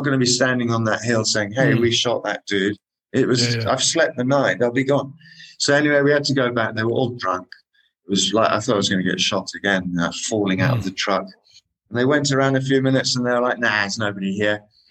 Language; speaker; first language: English; native; English